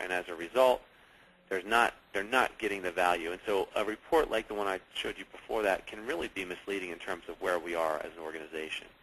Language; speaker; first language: English; native; English